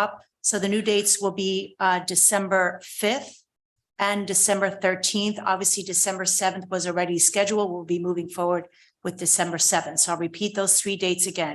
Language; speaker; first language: English; native; English